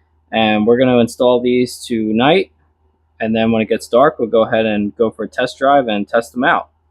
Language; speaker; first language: English; native; English